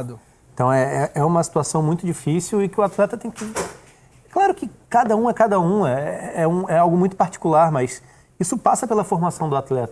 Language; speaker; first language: Portuguese; native; Portuguese